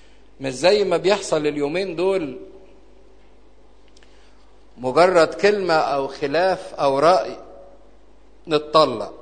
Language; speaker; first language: Arabic; native; Arabic